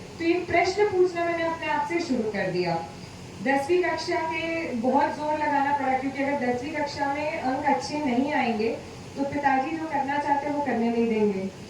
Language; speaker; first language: Hindi; non-native, local second language; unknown